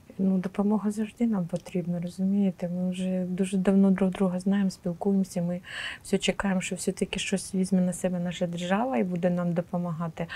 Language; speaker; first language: Ukrainian; non-native, local second language; Russian